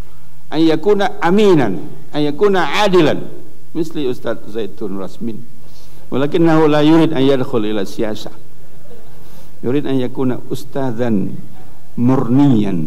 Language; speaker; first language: Arabic; non-native, fluent; Indonesian